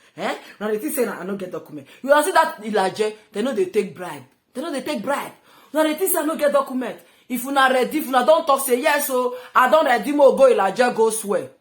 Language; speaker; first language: Nigerian Pidgin; non-native, local second language; Igbo